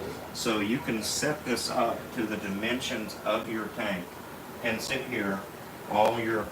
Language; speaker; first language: English; native; English